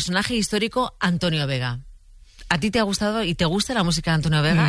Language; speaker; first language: Spanish; native; Spanish